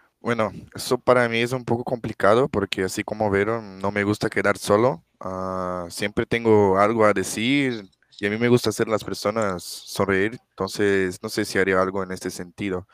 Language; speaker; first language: Spanish; non-native, fluent; Portuguese